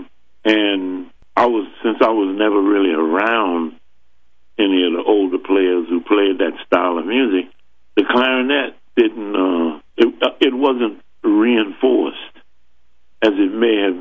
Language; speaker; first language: English; native; English